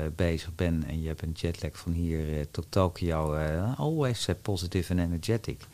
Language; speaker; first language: Dutch; native; Dutch